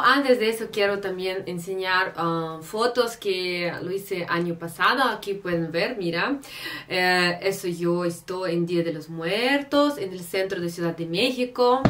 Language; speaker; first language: Spanish; non-native, fluent; Russian